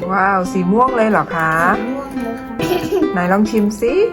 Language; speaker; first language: Thai; native; Thai